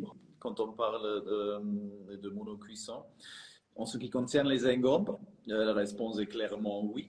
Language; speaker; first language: French; non-native, fluent; German